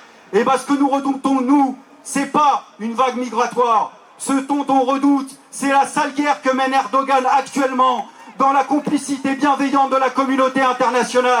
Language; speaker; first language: French; native; French